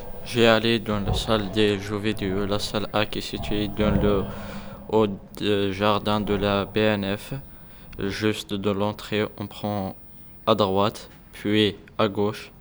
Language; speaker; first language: French; non-native, learner; Arabic